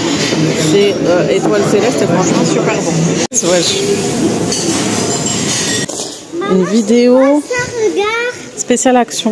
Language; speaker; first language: French; native; French